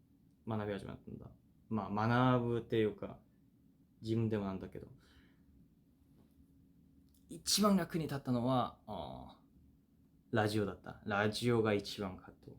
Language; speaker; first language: Japanese; non-native, fluent; Korean